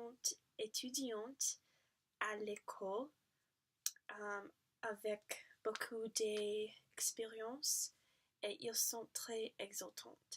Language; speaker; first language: French; non-native, learner; English